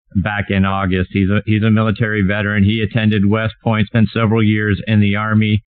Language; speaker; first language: English; native; English